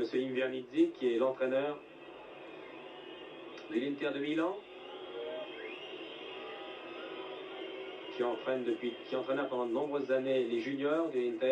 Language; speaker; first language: French; native; French